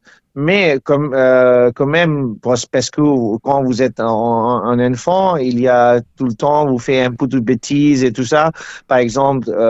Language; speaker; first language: French; non-native, learner; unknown